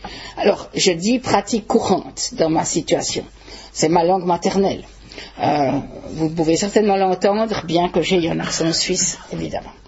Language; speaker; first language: French; native; French